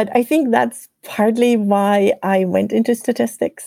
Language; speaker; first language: English; non-native, fluent; German